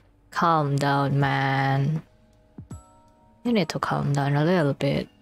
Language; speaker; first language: English; non-native, fluent; Indonesian